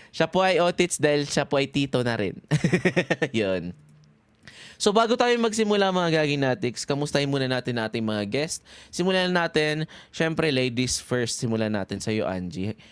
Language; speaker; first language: Filipino; native; Filipino